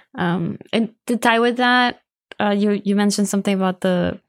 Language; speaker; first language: English; non-native, fluent; Spanish